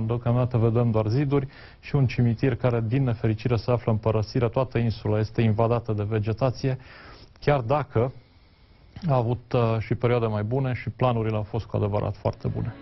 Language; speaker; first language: Romanian; native; Romanian